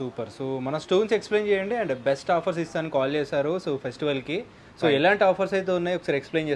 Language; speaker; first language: Telugu; native; Telugu